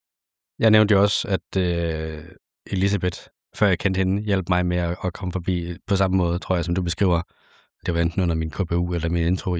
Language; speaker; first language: Danish; native; Danish